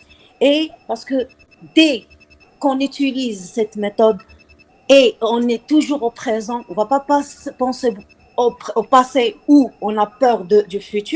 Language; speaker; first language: French; non-native, local second language; Arabic